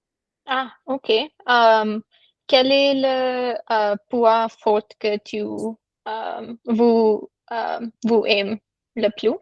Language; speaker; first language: French; non-native, learner; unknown